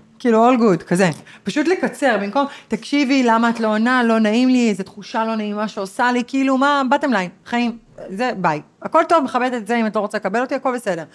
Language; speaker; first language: Hebrew; native; Hebrew